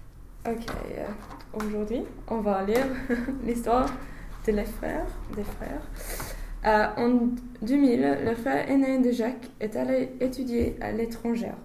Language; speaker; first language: French; non-native, learner; English